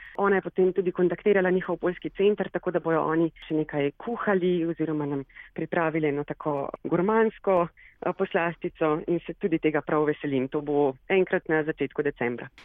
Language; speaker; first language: Slovenian; native; Slovenian